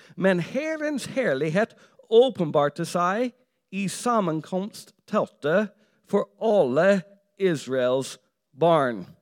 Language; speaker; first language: Norwegian; non-native, fluent; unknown